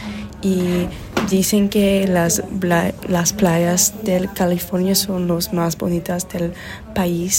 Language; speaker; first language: Spanish; non-native, learner; English